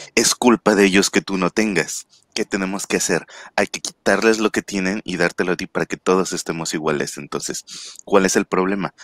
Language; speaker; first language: Spanish; native; Spanish